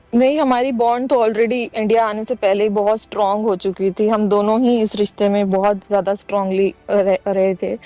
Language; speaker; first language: Hindi; native; Hindi